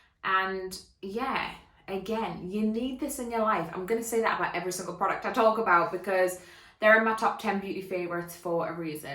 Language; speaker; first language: English; native; English